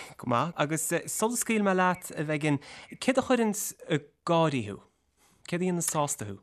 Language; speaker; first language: Irish; native; Irish